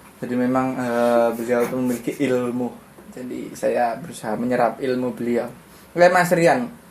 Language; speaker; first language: Indonesian; native; Indonesian